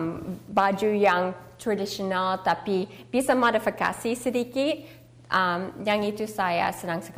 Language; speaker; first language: Indonesian; early bilingual, heritage; English